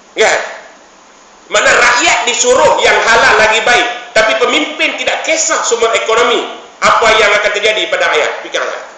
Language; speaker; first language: Malay; native; Malay